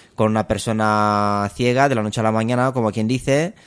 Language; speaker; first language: Spanish; non-native, fluent; Romanian